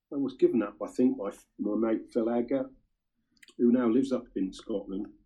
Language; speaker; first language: English; native; English